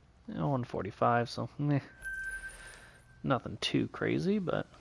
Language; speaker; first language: English; native; English